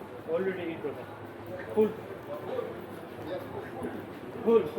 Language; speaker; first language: English; non-native, learner; Turkish